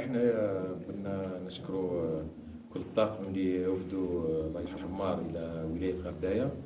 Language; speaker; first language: Arabic; native; Arabic